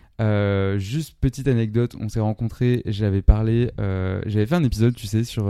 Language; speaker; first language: French; native; French